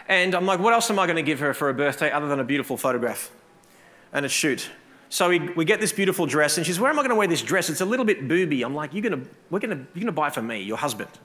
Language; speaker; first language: English; native; English